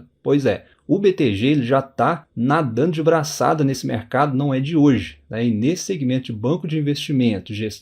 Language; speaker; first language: Portuguese; native; Portuguese